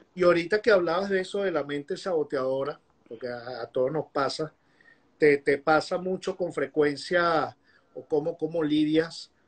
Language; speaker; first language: Spanish; native; Spanish